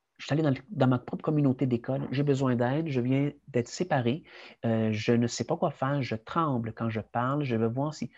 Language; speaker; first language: French; early bilingual, other home language; Spanish